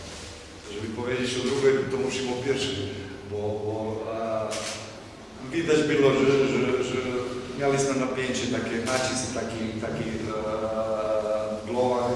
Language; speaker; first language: Polish; non-native, fluent; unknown